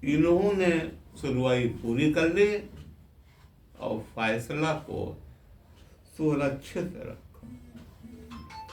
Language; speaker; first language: Hindi; native; Hindi